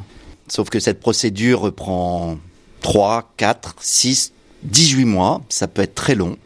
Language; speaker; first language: French; native; French